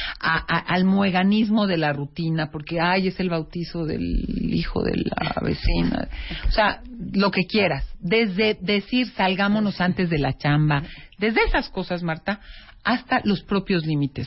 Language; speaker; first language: Spanish; native; Spanish